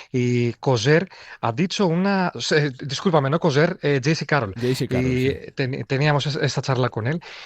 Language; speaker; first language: Spanish; non-native, fluent; Greek